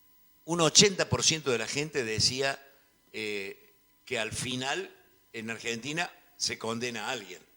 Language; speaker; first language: Spanish; native; Spanish